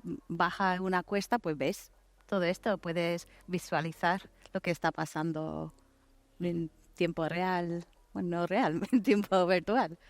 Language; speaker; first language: Spanish; non-native, fluent; English